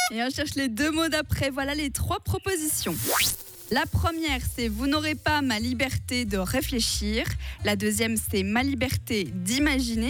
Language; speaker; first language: French; native; French